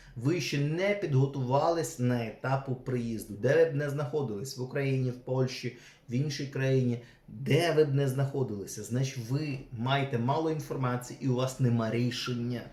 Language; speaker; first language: Ukrainian; non-native, local second language; Russian